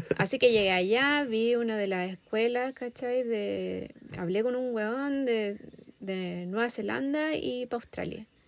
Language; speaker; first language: Spanish; native; Spanish